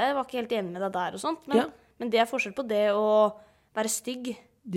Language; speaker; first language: Norwegian; native; Norwegian